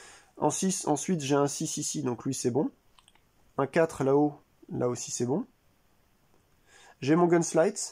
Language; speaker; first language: French; native; French